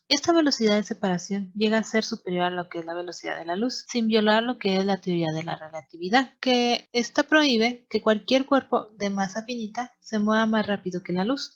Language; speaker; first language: Spanish; native; Spanish